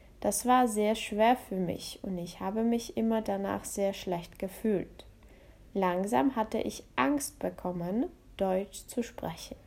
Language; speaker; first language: German; non-native, fluent; Czech